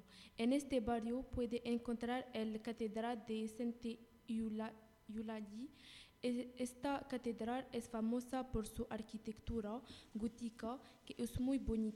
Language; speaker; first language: Spanish; non-native, learner; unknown